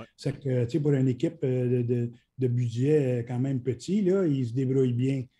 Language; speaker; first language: French; native; French